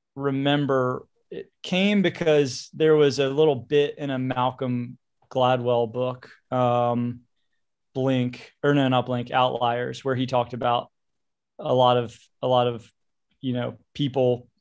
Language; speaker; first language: English; native; English